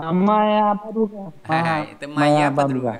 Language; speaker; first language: Russian; non-native, learner; Vietnamese